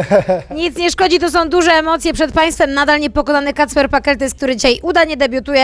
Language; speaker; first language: Polish; native; Polish